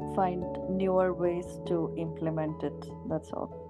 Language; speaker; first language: English; non-native, local second language; Kannada